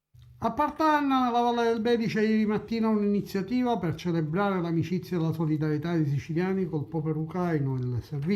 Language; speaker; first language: Italian; native; Italian